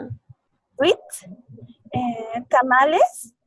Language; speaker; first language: English; non-native, learner; Spanish